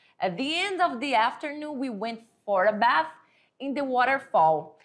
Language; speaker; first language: English; non-native, fluent; Portuguese